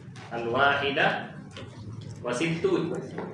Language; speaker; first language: Arabic; non-native, fluent; Indonesian